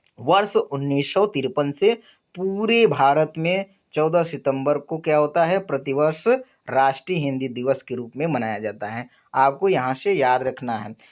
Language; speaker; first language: Hindi; native; Hindi